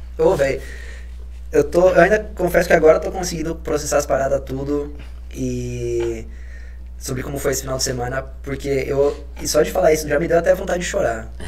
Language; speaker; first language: Portuguese; early bilingual, other home language; Spanish